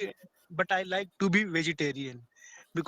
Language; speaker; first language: English; non-native, learner; Hindi